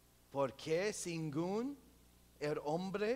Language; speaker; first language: Spanish; non-native, local second language; English